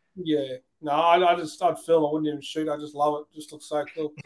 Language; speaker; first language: English; native; English